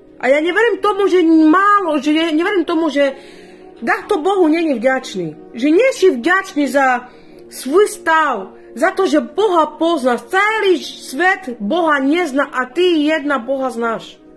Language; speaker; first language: Slovak; non-native, local second language; Romany